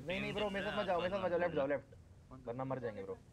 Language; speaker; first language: Hindi; native; Hindi